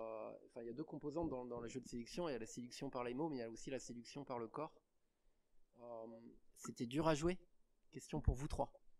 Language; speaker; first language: French; native; French